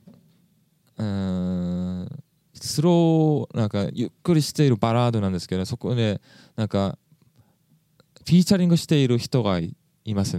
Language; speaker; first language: Japanese; non-native, fluent; English